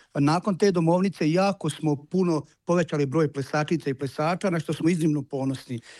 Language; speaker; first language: Croatian; native; Croatian